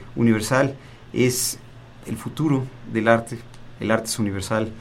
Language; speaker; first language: Spanish; native; Spanish